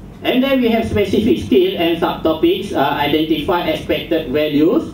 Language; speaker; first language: English; non-native, local second language; Malay